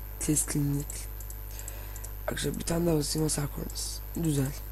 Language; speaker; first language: Turkish; native; Turkish